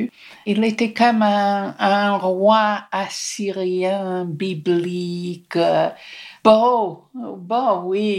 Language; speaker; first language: French; non-native, fluent; English